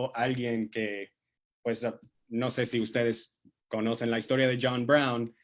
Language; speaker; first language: Spanish; non-native, fluent; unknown